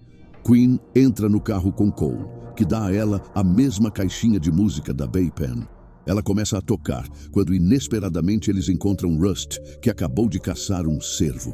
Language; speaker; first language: Portuguese; native; Portuguese